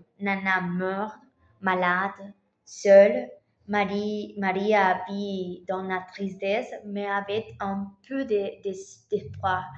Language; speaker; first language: French; non-native, learner; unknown